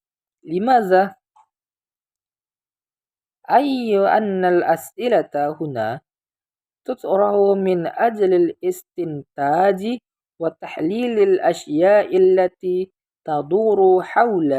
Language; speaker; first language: Arabic; non-native, learner; Indonesian